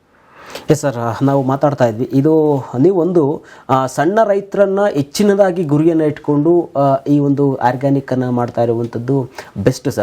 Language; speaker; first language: Kannada; native; Kannada